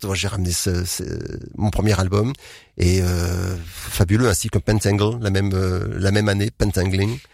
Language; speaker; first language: French; native; French